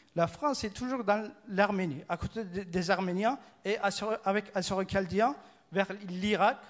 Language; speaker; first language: French; non-native, fluent; Turkish